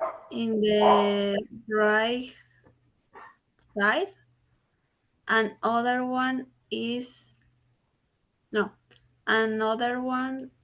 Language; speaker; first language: English; non-native, learner; Spanish